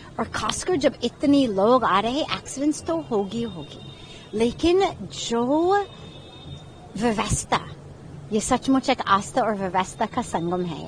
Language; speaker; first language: Hindi; non-native, fluent; English